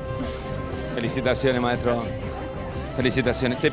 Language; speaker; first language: Spanish; native; Spanish